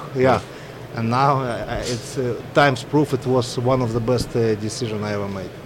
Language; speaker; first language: English; non-native, fluent; Russian